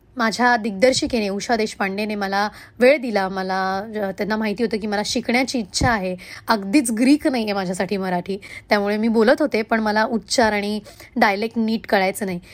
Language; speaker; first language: Marathi; non-native, local second language; Hindi